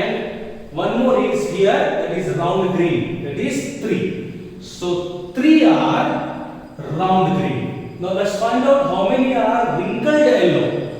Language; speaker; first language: English; non-native, local second language; Hindi